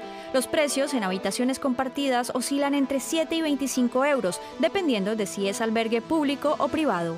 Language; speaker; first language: Spanish; native; Spanish